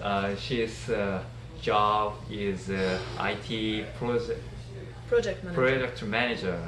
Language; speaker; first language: English; non-native, learner; Korean